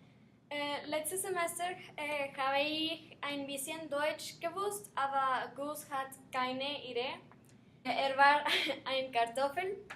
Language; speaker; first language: German; non-native, learner; Spanish